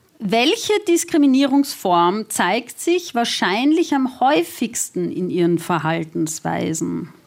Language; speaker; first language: German; native; German